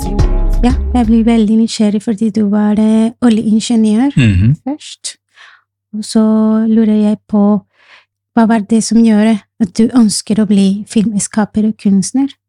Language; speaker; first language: Norwegian; non-native, learner; Spanish